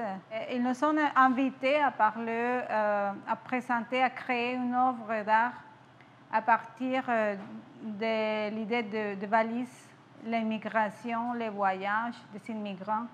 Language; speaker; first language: French; non-native, fluent; Spanish